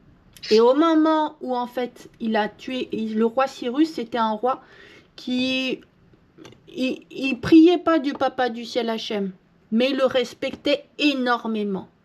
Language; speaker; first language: French; native; French